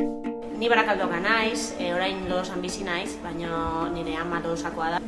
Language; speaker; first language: Basque; non-native, local second language; Spanish